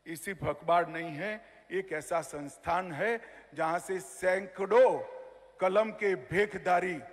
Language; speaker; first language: Hindi; non-native, local second language; Gujarati